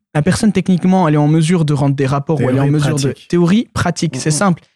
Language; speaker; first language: French; early bilingual, other home language; Arabic